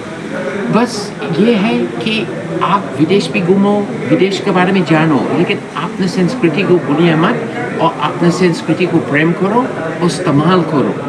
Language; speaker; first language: Hindi; non-native, fluent; English